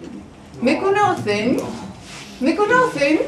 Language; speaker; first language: Spanish; non-native, fluent; Bulgarian